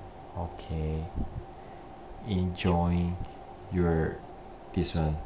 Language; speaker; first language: English; non-native, learner; Korean